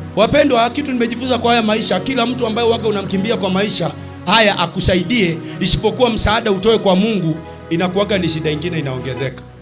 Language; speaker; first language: Swahili; native; Swahili